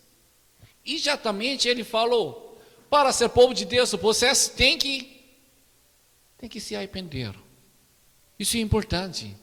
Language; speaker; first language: Portuguese; non-native, learner; Korean